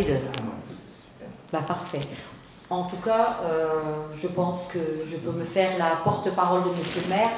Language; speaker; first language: French; native; French